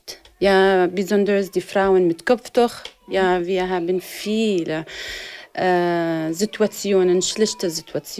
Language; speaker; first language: German; non-native, learner; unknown